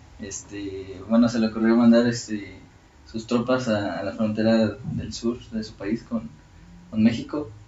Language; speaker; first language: Spanish; native; Spanish